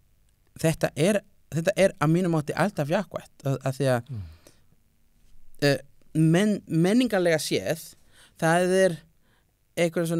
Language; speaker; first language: Icelandic; non-native, learner; Spanish